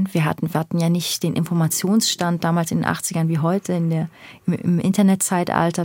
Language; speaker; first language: German; early bilingual, other home language; Persian